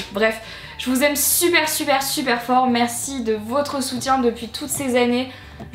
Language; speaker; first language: French; native; French